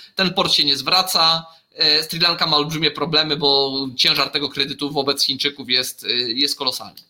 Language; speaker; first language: Polish; native; Polish